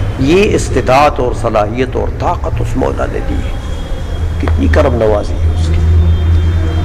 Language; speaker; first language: Urdu; non-native, local second language; Pashto